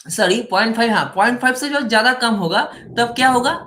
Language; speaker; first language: Hindi; non-native, local second language; Bangla